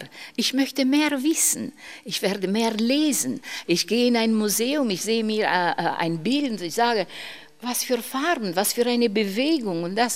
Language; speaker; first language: German; non-native, fluent; Romanian